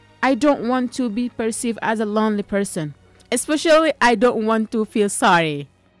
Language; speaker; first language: English; non-native, fluent; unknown